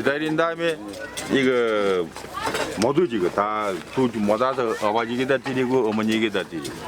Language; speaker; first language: Korean; early bilingual, heritage; Korean